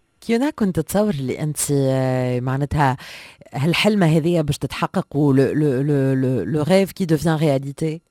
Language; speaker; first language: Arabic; native; Arabic